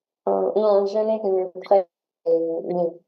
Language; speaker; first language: French; non-native, learner; Spanish